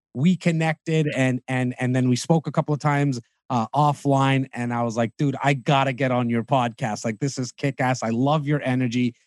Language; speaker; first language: English; early bilingual, other home language; Hindi